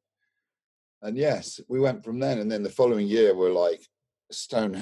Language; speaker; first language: English; native; English